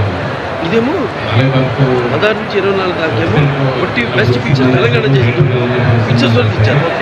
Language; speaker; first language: Telugu; native; Telugu